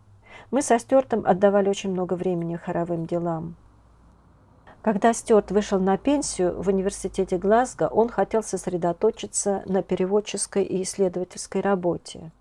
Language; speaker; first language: Russian; native; Russian